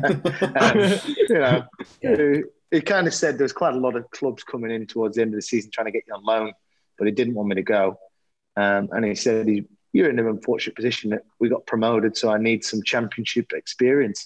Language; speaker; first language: English; native; English